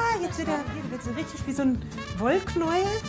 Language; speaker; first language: German; native; German